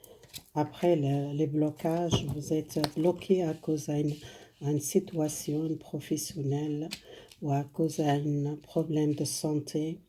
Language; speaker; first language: French; non-native, fluent; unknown